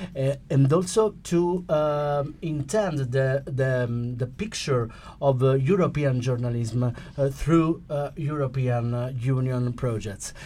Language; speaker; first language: English; non-native, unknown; Italian